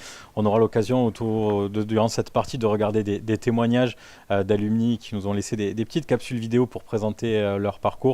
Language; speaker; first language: French; native; French